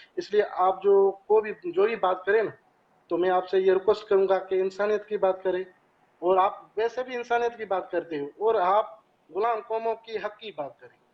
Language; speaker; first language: Urdu; non-native, local second language; Sindhi